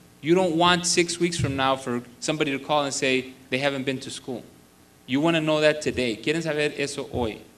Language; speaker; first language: English; early bilingual, other home language; Spanish